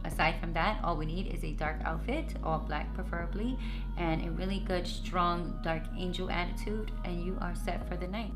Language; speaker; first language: English; native; English